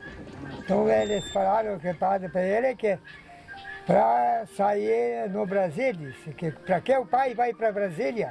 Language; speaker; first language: Portuguese; non-native, local second language; Polish